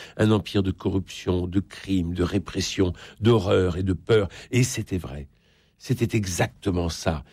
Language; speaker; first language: French; native; French